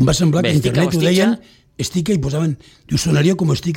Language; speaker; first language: Catalan; native; Catalan